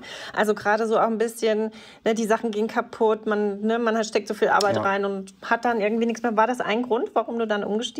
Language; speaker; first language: German; native; German